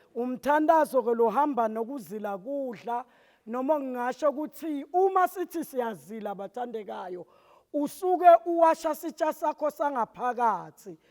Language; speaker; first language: Zulu; non-native, local second language; Swati